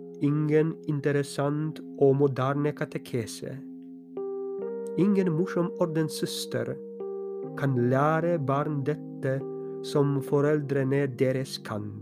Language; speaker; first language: Norwegian; non-native, fluent; Polish